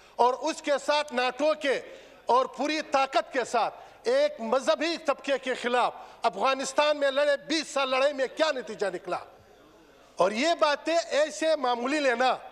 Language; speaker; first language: Urdu; non-native, local second language; Pashto